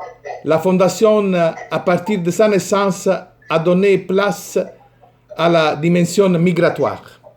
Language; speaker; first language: French; non-native, fluent; Italian